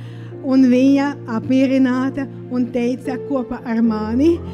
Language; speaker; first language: Latvian; non-native, local second language; Russian